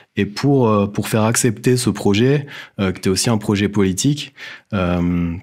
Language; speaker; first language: French; native; French